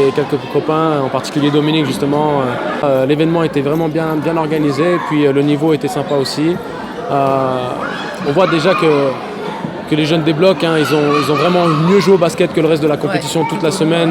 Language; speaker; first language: French; native; French